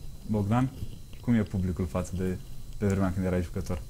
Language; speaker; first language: Romanian; native; Romanian